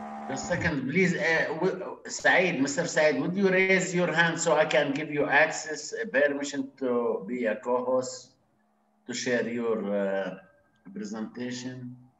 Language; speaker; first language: English; non-native, fluent; Arabic